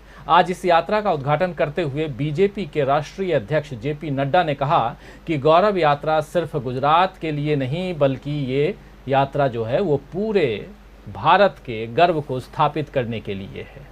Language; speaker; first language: Hindi; native; Hindi